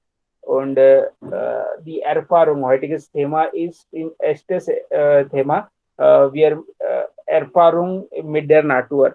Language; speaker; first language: German; non-native, learner; Hindi